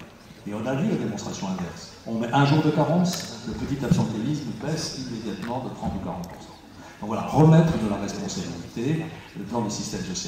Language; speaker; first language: French; native; French